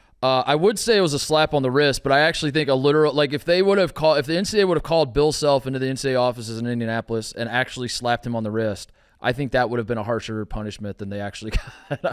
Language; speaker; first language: English; native; English